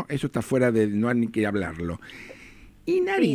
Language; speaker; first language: Spanish; native; Spanish